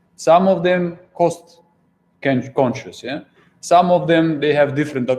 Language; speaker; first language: English; non-native, fluent; Russian